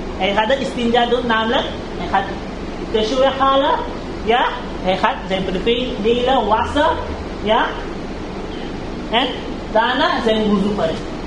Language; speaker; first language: Dutch; early bilingual, heritage; Urdu